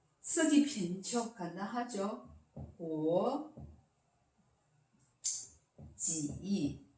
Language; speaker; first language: Korean; non-native, learner; Chinese